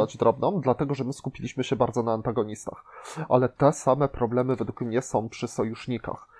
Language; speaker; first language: Polish; native; Polish